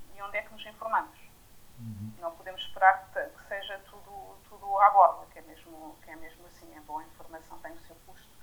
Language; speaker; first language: Portuguese; non-native, fluent; French